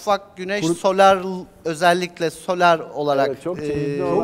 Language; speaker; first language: Turkish; native; Turkish